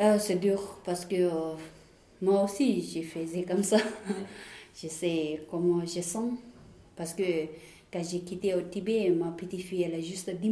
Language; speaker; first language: French; non-native, learner; Tibetan